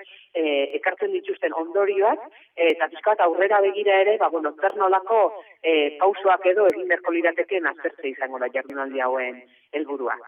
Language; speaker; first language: Basque; native; Basque